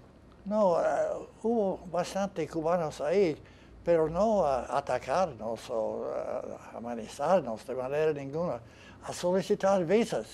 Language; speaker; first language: Spanish; non-native, fluent; English